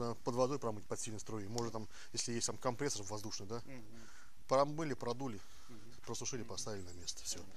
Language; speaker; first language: Russian; native; Russian